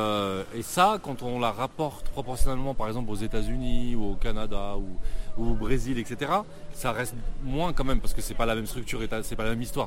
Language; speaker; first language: French; native; French